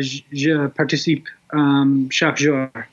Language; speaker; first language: French; non-native, learner; English